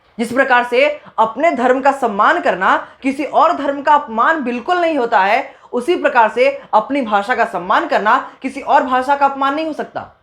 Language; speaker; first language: Hindi; non-native, local second language; Maithili